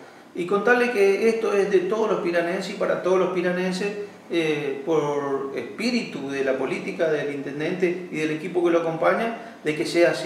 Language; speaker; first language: Spanish; native; Spanish